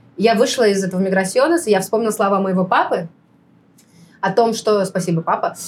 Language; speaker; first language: Russian; native; Russian